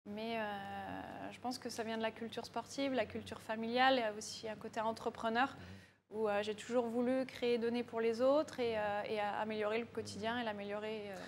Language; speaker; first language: French; native; French